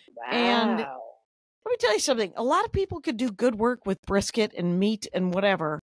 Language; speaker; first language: English; native; English